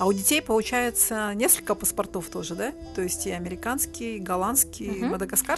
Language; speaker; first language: Russian; native; Russian